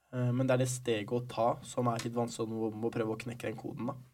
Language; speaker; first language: Norwegian; early bilingual, other home language; Arabic